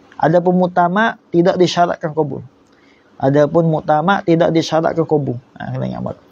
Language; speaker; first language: Malay; native; Malay